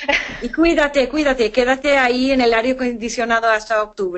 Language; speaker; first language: Spanish; non-native, fluent; English